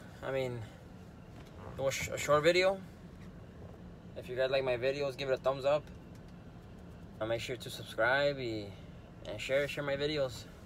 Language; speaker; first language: English; early bilingual, other home language; Spanish